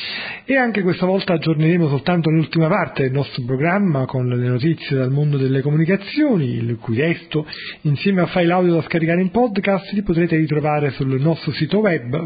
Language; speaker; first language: Italian; native; Italian